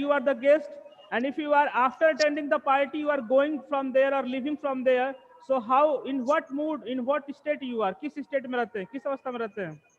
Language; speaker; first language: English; non-native, local second language; Hindi